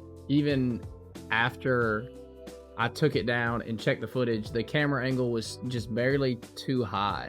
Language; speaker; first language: English; native; English